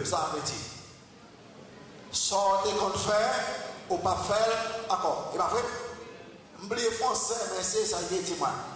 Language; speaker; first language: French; non-native, local second language; Haitian Creole